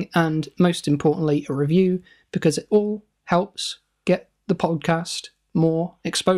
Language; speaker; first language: English; native; English